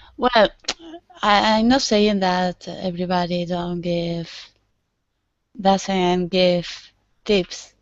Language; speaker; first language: English; non-native, learner; Spanish